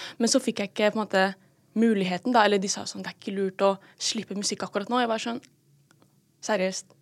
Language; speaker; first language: Norwegian; early bilingual, other home language; Filipino